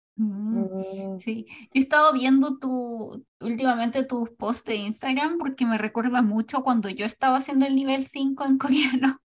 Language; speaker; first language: Spanish; native; Spanish